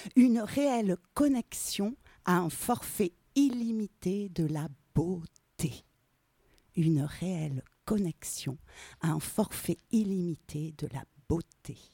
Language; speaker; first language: French; native; French